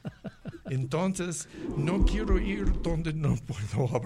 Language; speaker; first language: Spanish; non-native, learner; English